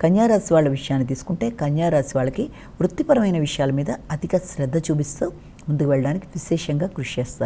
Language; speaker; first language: Telugu; native; Telugu